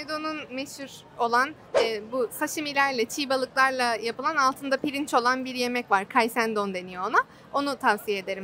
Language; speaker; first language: Turkish; native; Turkish